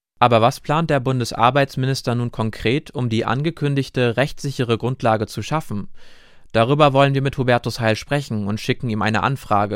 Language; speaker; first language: German; native; German